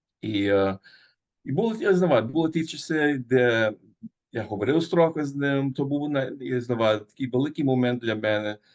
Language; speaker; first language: Ukrainian; early bilingual, heritage; Ukrainian